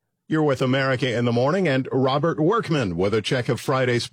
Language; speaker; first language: English; native; English